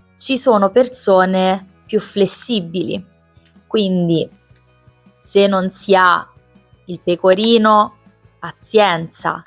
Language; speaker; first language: Italian; native; Italian